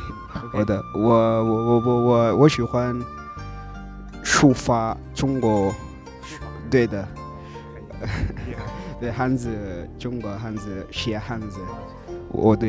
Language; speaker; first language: Chinese; non-native, learner; Oromo